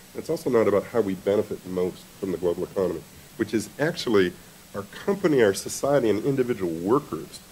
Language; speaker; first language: English; native; English